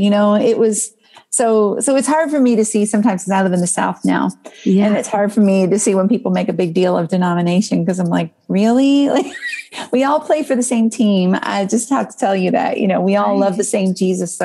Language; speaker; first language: English; native; English